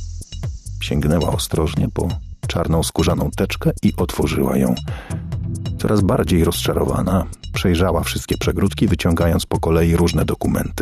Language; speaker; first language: Polish; native; Polish